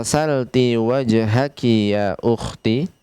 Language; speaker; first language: Arabic; non-native, fluent; Indonesian